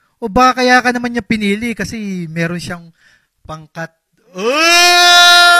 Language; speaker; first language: Filipino; native; Filipino